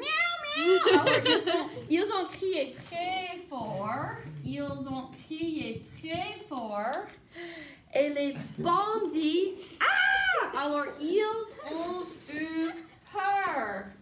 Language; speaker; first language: French; non-native, fluent; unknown